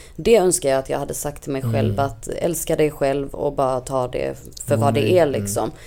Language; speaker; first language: Swedish; native; Swedish